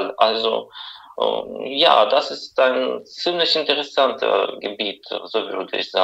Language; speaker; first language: German; non-native, fluent; Russian